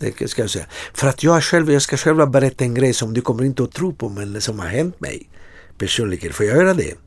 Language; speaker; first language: Swedish; non-native, fluent; Italian